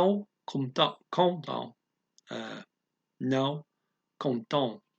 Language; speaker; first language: Portuguese; non-native, learner; English